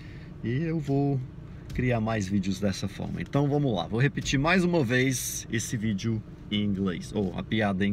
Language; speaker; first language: Portuguese; non-native, fluent; English